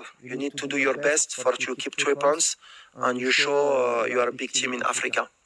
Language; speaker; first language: English; non-native, learner; French